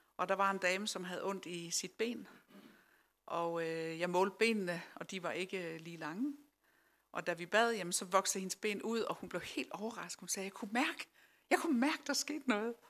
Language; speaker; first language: Danish; early bilingual, other home language; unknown